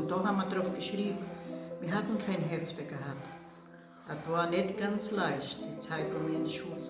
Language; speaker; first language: German; early bilingual, heritage; German